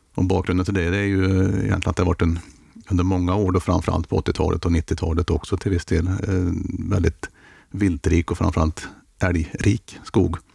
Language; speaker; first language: Swedish; native; Swedish